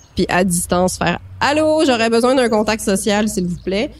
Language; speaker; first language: French; native; French